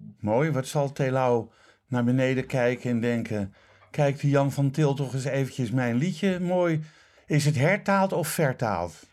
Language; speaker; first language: Dutch; native; Dutch